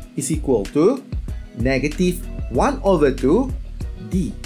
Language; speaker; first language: English; non-native, local second language; Malay